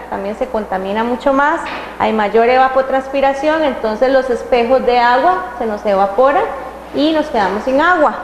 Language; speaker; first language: Spanish; native; Spanish